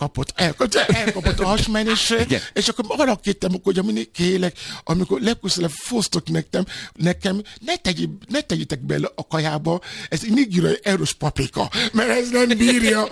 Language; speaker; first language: Hungarian; non-native, fluent; Yoruba